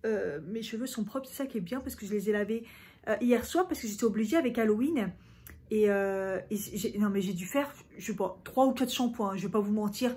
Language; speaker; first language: French; native; French